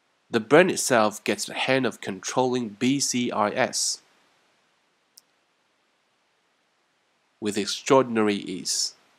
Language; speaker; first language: English; non-native, fluent; Chinese